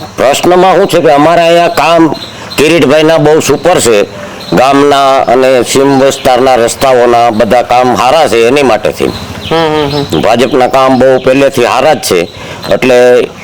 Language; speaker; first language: Gujarati; native; Gujarati